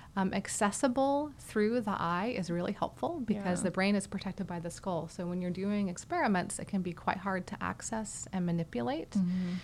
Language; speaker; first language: English; native; English